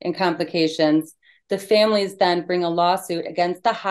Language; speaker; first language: English; native; English